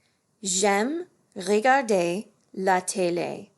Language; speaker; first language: French; non-native, fluent; English